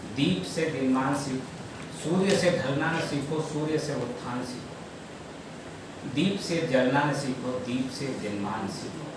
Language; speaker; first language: Hindi; native; Hindi